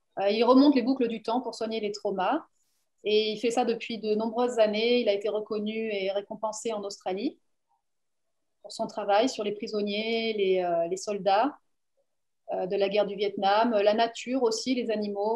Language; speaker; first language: French; native; French